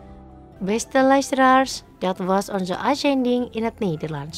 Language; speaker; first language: Dutch; non-native, fluent; Indonesian